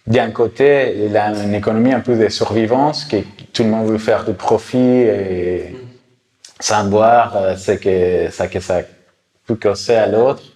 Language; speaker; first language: French; non-native, fluent; Spanish